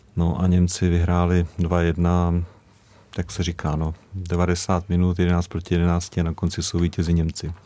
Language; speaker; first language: Czech; native; Czech